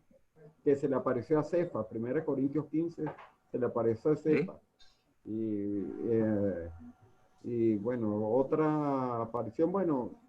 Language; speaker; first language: Spanish; native; Spanish